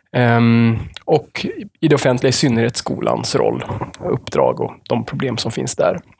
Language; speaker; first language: Swedish; native; Swedish